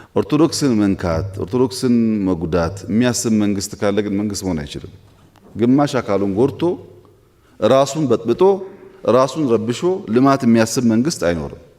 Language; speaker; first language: Amharic; non-native, local second language; Oromo